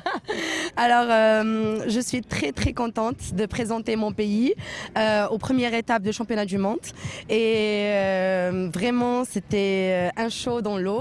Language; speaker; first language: French; non-native, local second language; Arabic